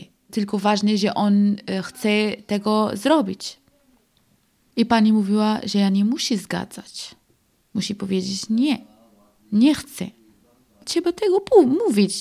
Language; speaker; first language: Polish; non-native, learner; Arabic